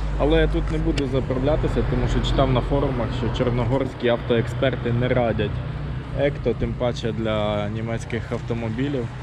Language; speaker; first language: Ukrainian; non-native, local second language; Russian